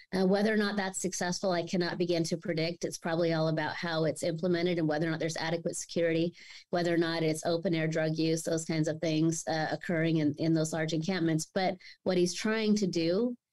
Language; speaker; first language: English; native; English